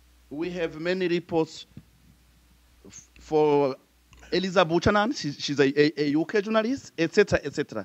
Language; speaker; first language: English; non-native, fluent; Rundi